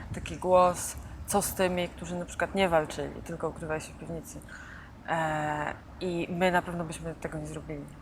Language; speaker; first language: Polish; native; Polish